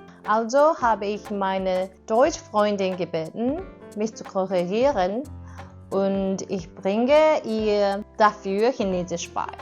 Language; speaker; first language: German; non-native, learner; Japanese